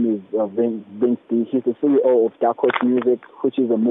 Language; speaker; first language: English; non-native, local second language; Zulu